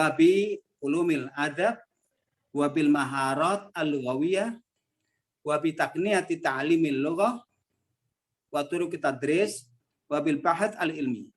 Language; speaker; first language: Arabic; non-native, fluent; Indonesian